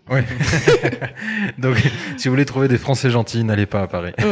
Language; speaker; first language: French; native; French